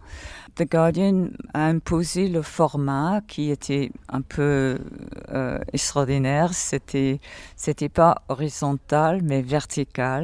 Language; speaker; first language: French; non-native, fluent; English